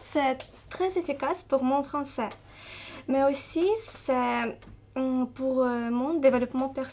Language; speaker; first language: French; non-native, learner; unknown